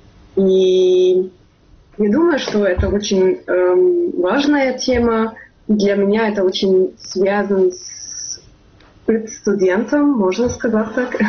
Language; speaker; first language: Russian; non-native, fluent; German